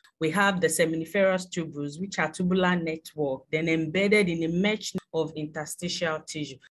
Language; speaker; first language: English; non-native, local second language; Yoruba